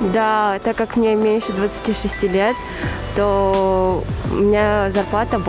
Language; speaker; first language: Russian; non-native, local second language; Kyrgyz